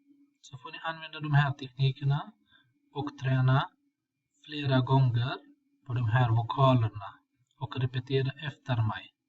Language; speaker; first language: Swedish; non-native, fluent; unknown